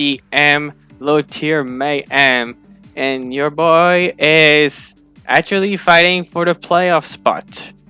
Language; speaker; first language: English; non-native, fluent; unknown